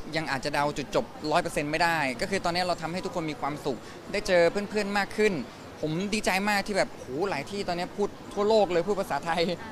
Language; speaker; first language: Thai; native; Thai